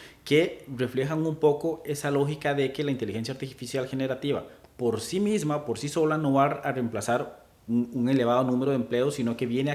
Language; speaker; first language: Spanish; native; Spanish